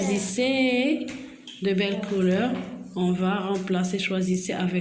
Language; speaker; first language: French; non-native, local second language; Arabic